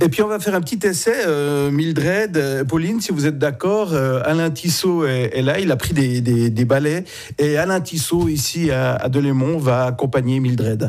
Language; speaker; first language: French; native; French